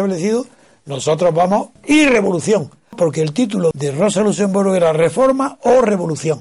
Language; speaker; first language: Spanish; native; Spanish